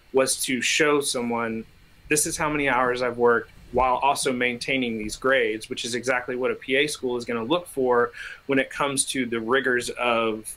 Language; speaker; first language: English; native; English